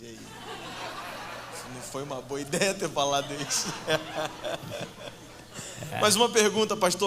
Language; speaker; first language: Portuguese; native; Portuguese